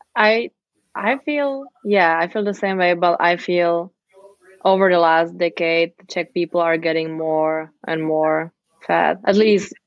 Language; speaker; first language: English; non-native, fluent; Czech